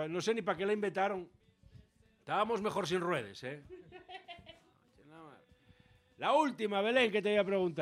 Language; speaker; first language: Spanish; native; Spanish